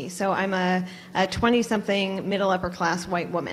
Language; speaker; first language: English; native; English